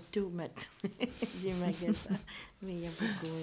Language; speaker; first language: French; non-native, learner; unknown